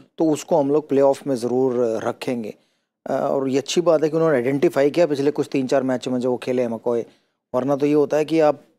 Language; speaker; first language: Hindi; native; Hindi